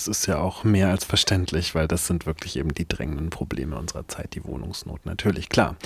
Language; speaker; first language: German; native; German